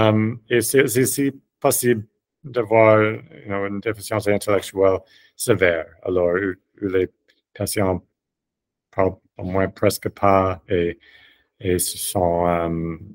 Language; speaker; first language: French; non-native, fluent; English